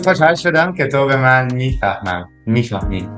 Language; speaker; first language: Persian; non-native, learner; Dutch